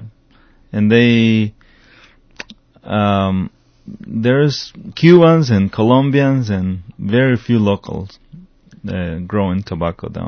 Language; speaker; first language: English; non-native, fluent; Spanish